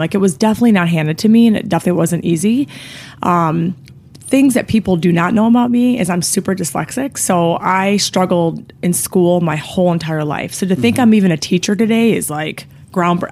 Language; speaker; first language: English; native; English